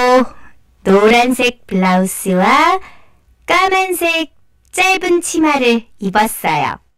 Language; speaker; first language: Korean; non-native, learner; Indonesian